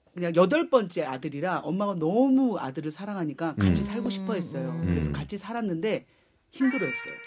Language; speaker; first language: Korean; native; Korean